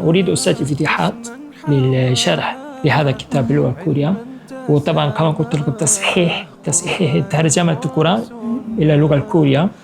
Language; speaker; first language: Arabic; non-native, fluent; Korean